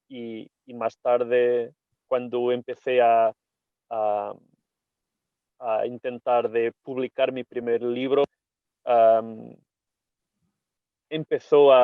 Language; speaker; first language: Spanish; non-native, fluent; Portuguese